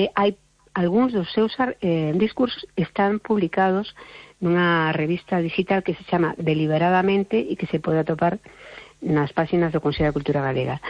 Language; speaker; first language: Galician; non-native, local second language; Spanish